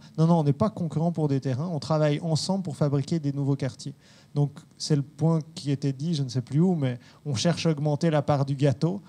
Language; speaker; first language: French; native; French